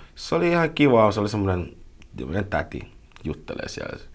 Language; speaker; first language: Finnish; early bilingual, other home language; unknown